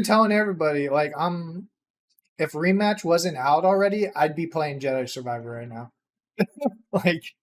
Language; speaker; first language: English; native; English